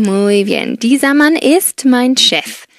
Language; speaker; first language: German; non-native, fluent; Spanish